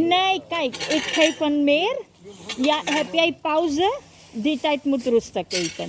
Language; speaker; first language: Dutch; non-native, learner; Hindi